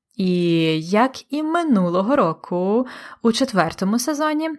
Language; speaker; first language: Ukrainian; native; Ukrainian